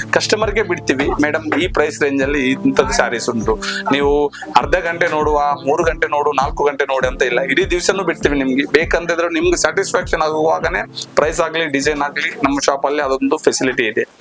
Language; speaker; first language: Kannada; non-native, local second language; Telugu